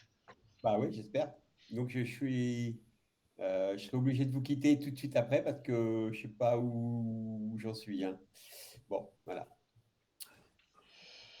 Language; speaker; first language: French; native; French